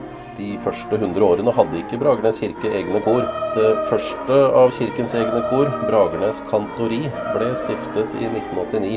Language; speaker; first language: Norwegian; native; Norwegian